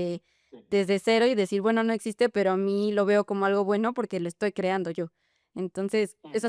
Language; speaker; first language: Spanish; native; Spanish